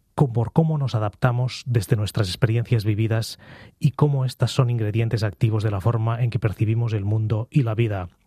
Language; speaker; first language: Spanish; non-native, local second language; Catalan